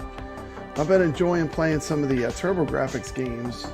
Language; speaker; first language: English; native; English